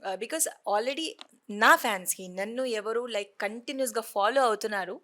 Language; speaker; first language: Telugu; non-native, fluent; Hindi